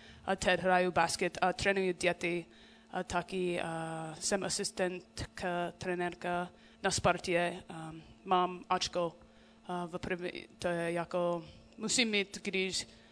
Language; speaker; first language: Czech; non-native, learner; English